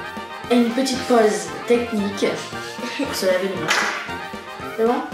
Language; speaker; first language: French; native; French